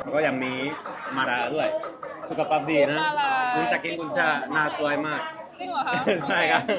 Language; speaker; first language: Thai; non-native, learner; Spanish